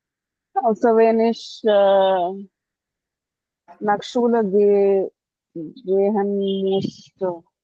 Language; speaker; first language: German; non-native, learner; Hindi